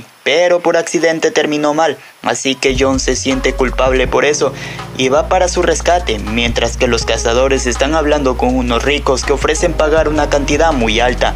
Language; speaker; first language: Spanish; native; Spanish